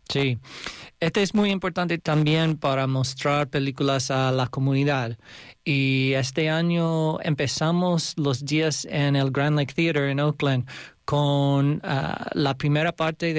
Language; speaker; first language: Spanish; non-native, learner; English